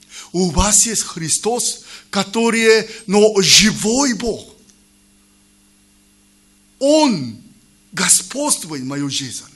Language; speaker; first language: Russian; non-native, learner; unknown